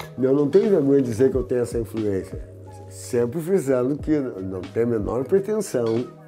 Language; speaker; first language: Portuguese; native; Portuguese